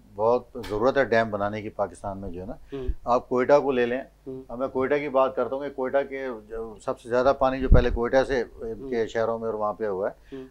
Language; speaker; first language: Urdu; native; Urdu